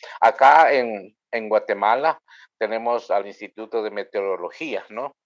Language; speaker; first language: Spanish; non-native, local second language; Kʼicheʼ